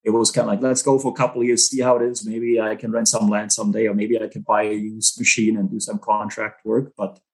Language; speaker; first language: English; non-native, fluent; German